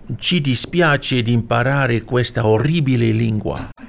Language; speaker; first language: Italian; non-native, learner; Dutch